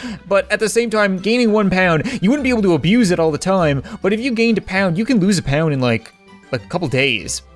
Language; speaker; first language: English; native; English